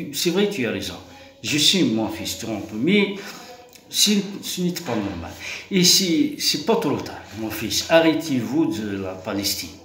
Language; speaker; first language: French; non-native, local second language; Kabyle